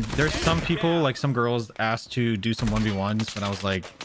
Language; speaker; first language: English; native; English